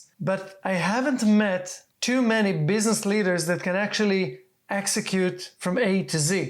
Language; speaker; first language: English; non-native, fluent; Hebrew